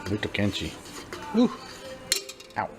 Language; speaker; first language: Portuguese; non-native, learner; English